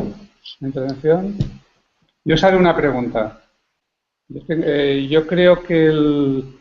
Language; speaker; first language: Spanish; native; Spanish